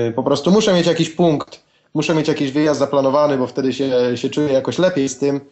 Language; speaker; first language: Polish; native; Polish